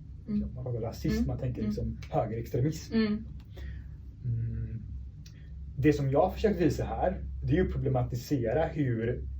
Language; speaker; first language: Swedish; early bilingual, other home language; Persian